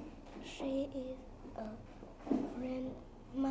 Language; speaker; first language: English; non-native, learner; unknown